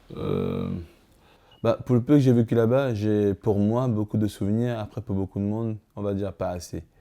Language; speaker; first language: French; early bilingual, other home language; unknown